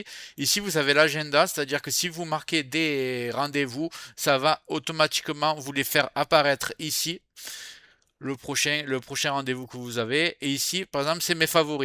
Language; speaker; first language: French; native; French